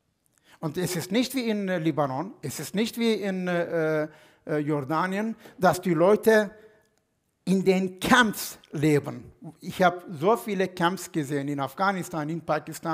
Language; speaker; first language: German; non-native, fluent; Turkish